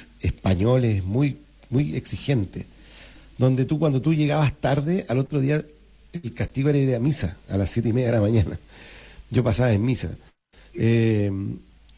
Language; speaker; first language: Spanish; native; Spanish